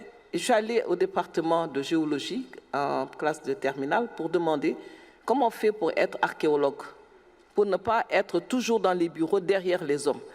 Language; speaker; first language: French; non-native, local second language; Wolof